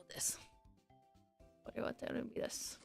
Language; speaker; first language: Japanese; non-native, learner; English